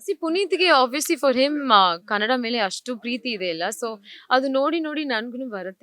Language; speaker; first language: Kannada; non-native, learner; Tamil